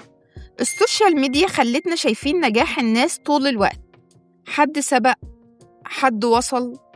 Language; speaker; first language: Arabic; native; Arabic